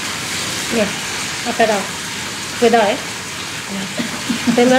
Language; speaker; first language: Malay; non-native, local second language; Javanese